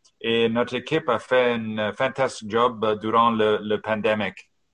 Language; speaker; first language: French; non-native, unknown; English